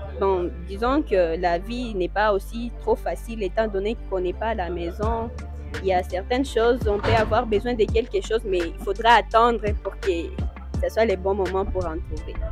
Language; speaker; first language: French; non-native, local second language; Swahili